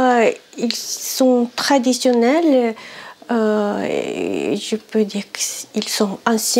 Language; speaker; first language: French; non-native, learner; Japanese